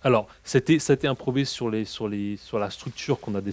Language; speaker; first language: French; native; French